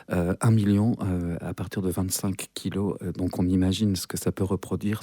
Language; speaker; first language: French; native; French